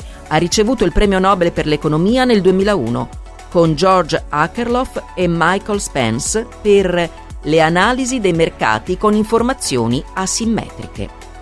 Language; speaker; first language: Italian; native; Italian